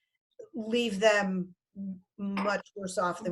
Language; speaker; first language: English; native; English